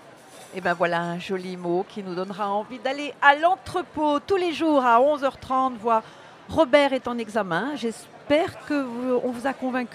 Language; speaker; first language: French; native; French